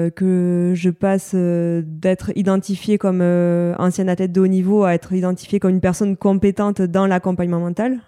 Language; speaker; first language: French; native; French